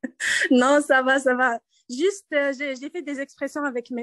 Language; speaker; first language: French; non-native, learner; Arabic